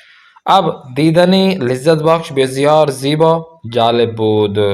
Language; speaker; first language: Persian; non-native, fluent; Urdu